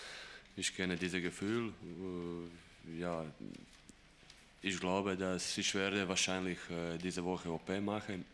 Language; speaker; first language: German; non-native, fluent; Croatian